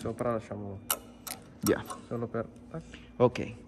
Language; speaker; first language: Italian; non-native, learner; Spanish